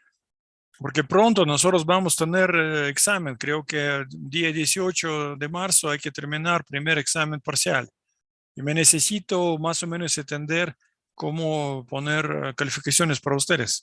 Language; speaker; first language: Spanish; non-native, fluent; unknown